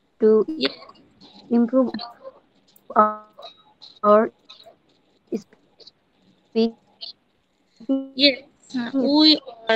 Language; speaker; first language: English; non-native, learner; Bangla